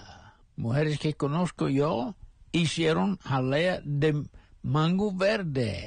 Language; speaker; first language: Spanish; non-native, fluent; English